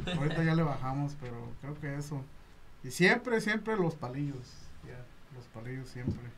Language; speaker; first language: Spanish; native; Spanish